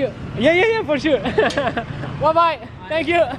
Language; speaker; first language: Arabic; native; Arabic